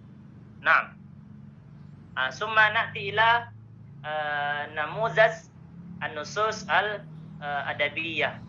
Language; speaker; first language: Arabic; non-native, learner; Indonesian